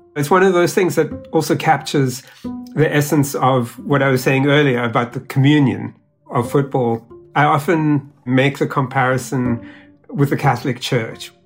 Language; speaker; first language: English; native; English